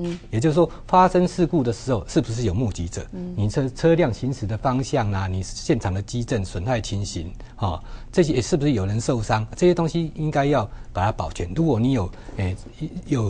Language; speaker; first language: Chinese; native; Chinese